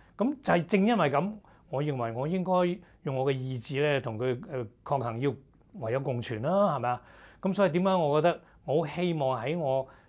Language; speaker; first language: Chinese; non-native, local second language; Cantonese